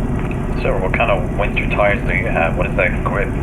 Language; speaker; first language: English; native; English